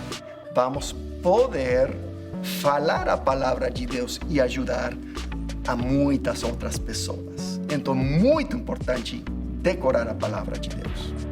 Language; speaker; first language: Portuguese; non-native, fluent; English